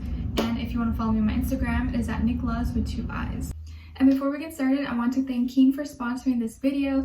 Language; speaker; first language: English; native; English